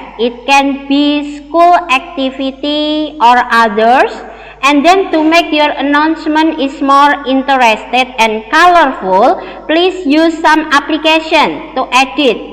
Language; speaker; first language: English; non-native, learner; Indonesian